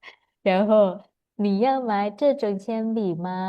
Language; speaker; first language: Chinese; non-native, fluent; Indonesian